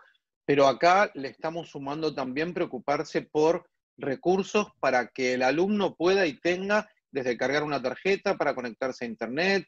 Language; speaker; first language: Spanish; native; Spanish